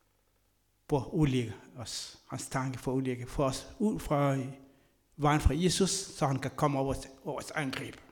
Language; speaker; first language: Danish; non-native, fluent; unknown